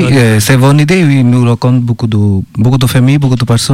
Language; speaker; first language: French; non-native, learner; Bangla